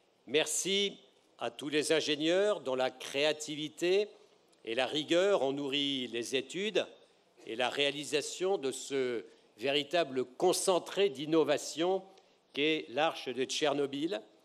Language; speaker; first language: French; native; French